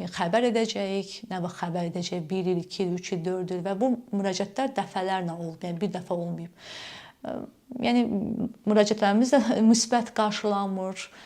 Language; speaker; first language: Azerbaijani; non-native, local second language; Talysh